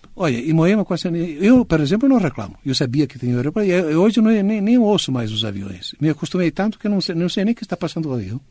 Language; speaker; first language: Portuguese; non-native, fluent; Italian